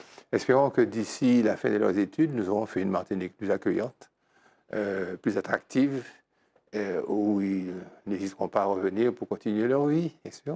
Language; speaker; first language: French; native; French